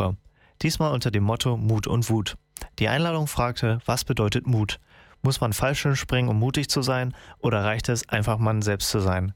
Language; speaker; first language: German; native; German